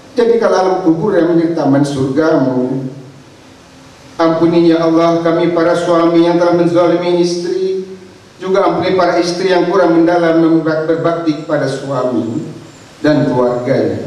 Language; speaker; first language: Indonesian; native; Indonesian